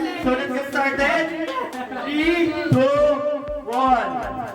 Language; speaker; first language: English; non-native, local second language; Filipino